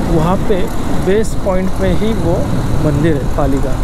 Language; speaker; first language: Hindi; non-native, local second language; Marathi